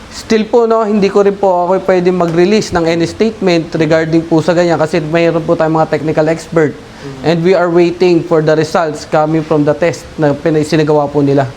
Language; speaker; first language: Filipino; native; Filipino